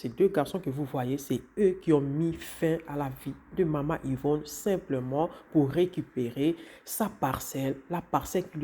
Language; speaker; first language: French; non-native, local second language; Lingala